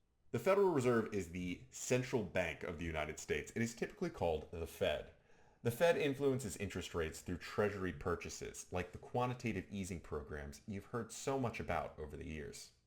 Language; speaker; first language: English; native; English